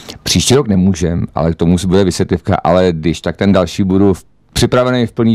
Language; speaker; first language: Czech; native; Czech